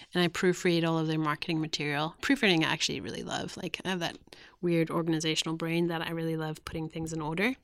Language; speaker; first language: English; native; English